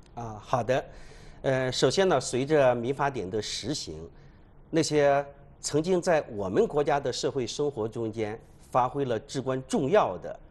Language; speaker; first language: Chinese; native; Chinese